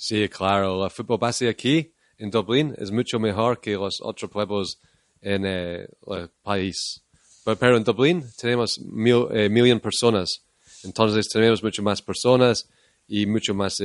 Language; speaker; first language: Spanish; non-native, learner; English